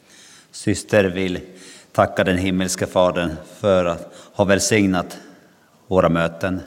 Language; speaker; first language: Swedish; non-native, local second language; Finnish